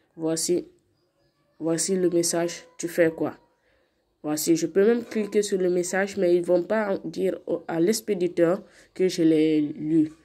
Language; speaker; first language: French; non-native, local second language; Fula